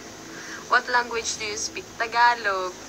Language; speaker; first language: English; non-native, local second language; Filipino